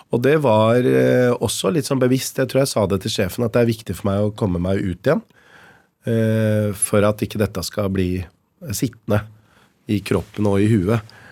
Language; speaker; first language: Norwegian; native; Norwegian